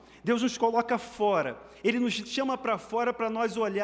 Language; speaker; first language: Portuguese; native; Portuguese